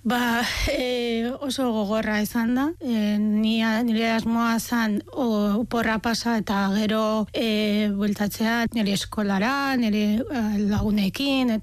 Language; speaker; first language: Basque; non-native, fluent; Arabic